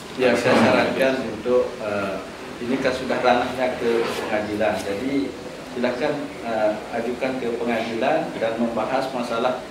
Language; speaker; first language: Indonesian; non-native, local second language; Sasak